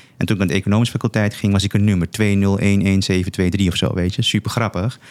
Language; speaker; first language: Dutch; native; Dutch